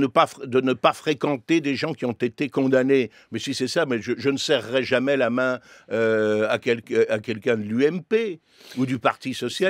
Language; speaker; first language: French; native; French